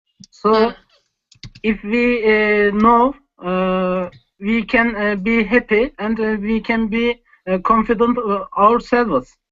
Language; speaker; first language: English; non-native, learner; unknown